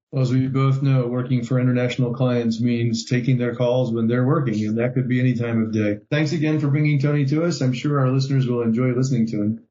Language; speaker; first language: English; native; English